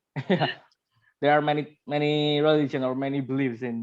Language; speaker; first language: English; non-native, learner; Indonesian